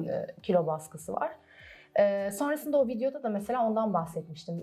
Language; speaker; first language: Turkish; early bilingual, other home language; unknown